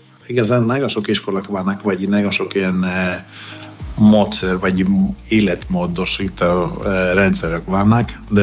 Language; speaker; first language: Hungarian; non-native, fluent; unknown